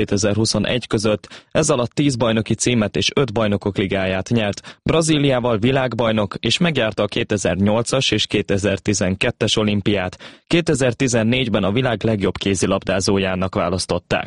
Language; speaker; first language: Hungarian; native; Hungarian